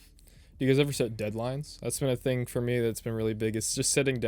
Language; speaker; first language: English; native; English